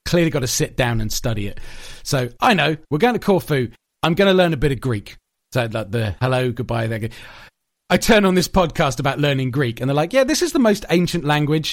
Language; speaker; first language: English; native; English